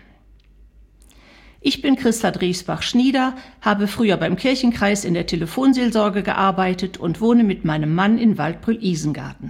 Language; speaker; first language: German; native; German